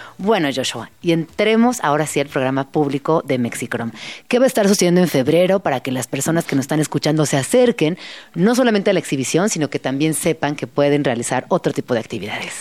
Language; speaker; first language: Spanish; native; Spanish